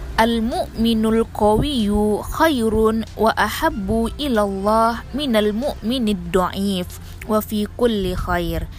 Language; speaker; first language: Arabic; non-native, learner; Indonesian